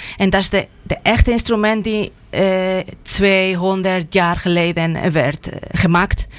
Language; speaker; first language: Dutch; non-native, fluent; Spanish